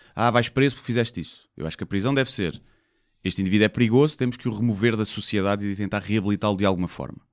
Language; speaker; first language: Portuguese; native; Portuguese